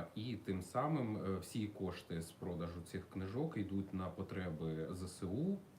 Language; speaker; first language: Ukrainian; non-native, local second language; Russian